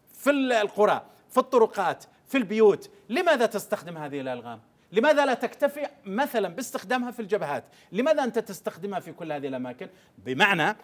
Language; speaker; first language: Arabic; native; Arabic